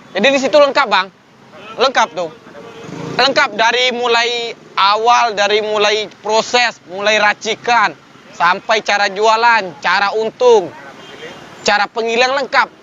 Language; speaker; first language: Indonesian; native; Indonesian